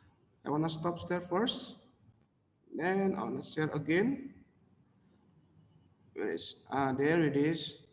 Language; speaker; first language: English; non-native, local second language; Indonesian